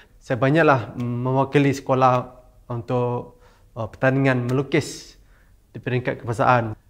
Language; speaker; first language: Malay; non-native, local second language; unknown